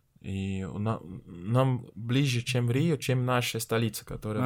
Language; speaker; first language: Russian; non-native, learner; Portuguese